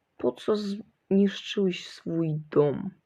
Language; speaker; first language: Polish; early bilingual, other home language; Ukrainian